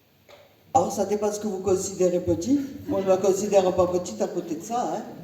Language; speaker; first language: French; native; French